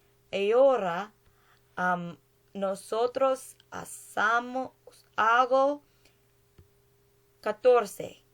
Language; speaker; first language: Spanish; non-native, learner; English